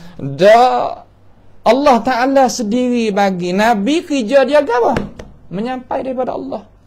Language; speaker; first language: Malay; native; Malay